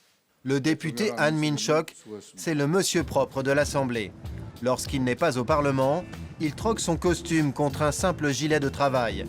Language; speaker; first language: French; native; French